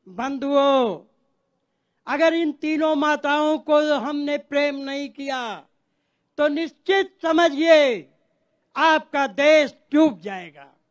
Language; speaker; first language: Hindi; non-native, local second language; Telugu